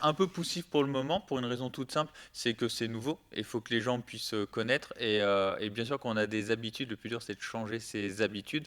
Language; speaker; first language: French; native; French